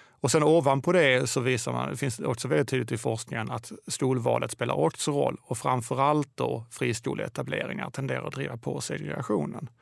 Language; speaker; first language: Swedish; native; Swedish